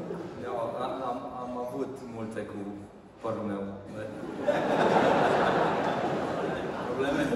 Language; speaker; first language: Romanian; early bilingual, heritage; Romanian